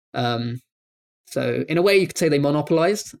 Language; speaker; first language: English; native; English